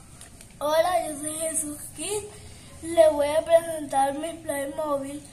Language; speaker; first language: Spanish; native; Spanish